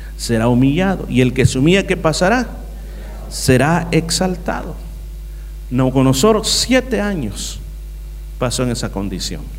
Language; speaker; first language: Spanish; native; Spanish